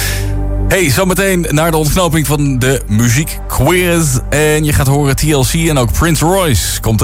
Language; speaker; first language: Dutch; native; Dutch